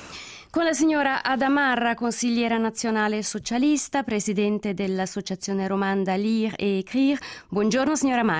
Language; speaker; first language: Italian; native; Italian